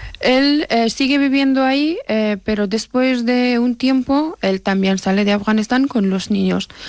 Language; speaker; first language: Spanish; non-native, fluent; Persian